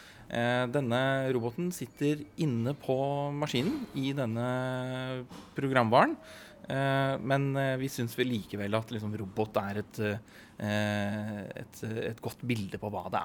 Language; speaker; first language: Norwegian; native; Norwegian